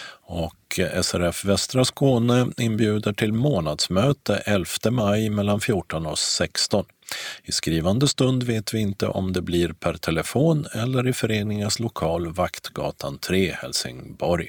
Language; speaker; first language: Swedish; native; Swedish